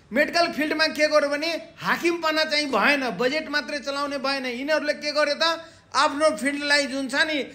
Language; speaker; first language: Nepali; non-native, local second language; Maithili